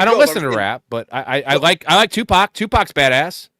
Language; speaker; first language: English; native; English